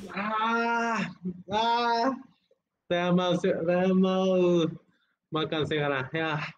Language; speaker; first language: Malay; non-native, learner; Japanese